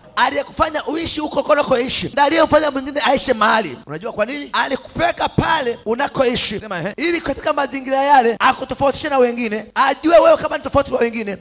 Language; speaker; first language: Swahili; non-native, local second language; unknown